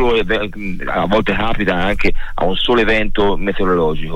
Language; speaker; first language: Italian; native; Italian